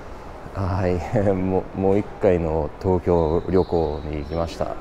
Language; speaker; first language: Japanese; non-native, learner; English